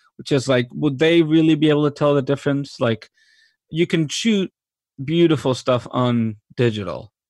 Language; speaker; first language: English; non-native, fluent; Spanish